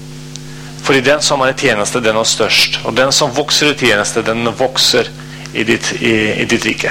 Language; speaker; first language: Norwegian; non-native, fluent; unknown